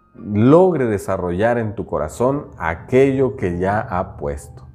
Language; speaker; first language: Spanish; non-native, local second language; Nahuatl languages